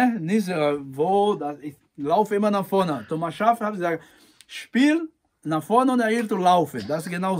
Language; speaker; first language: German; non-native, learner; Portuguese